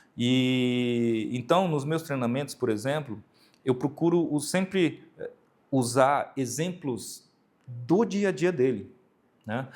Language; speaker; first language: Portuguese; early bilingual, other home language; Japanese